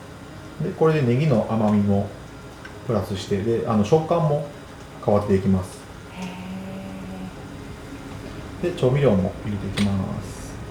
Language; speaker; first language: Japanese; native; Japanese